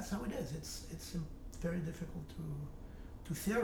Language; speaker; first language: English; non-native, fluent; French